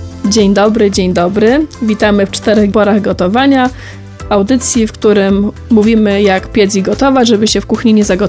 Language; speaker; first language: Polish; native; Polish